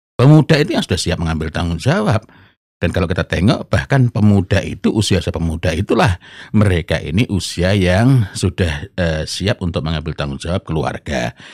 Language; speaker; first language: Indonesian; non-native, local second language; Javanese